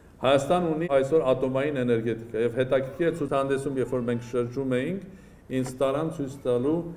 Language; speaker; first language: Armenian; native; Armenian